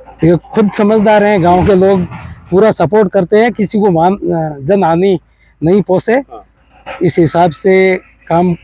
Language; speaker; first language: Hindi; native; Hindi